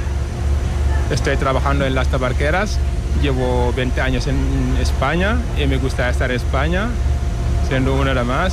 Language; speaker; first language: Spanish; non-native, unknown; Wolof